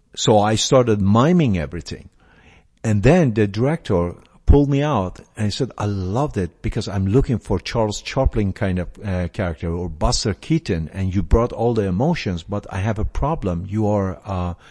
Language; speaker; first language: English; non-native, fluent; Persian